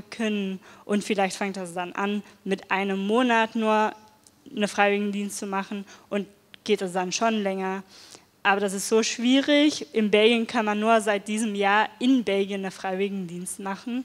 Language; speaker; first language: German; non-native, fluent; Dutch